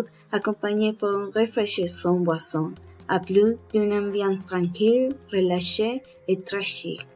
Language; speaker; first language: French; non-native, learner; Spanish